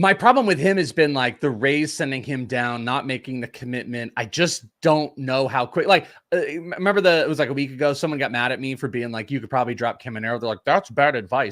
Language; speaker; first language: English; native; English